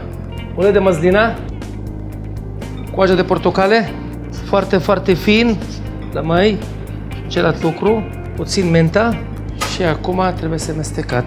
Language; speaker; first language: Romanian; non-native, learner; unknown